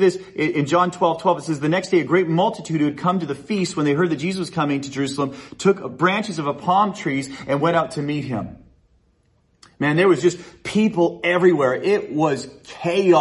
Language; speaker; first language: English; native; English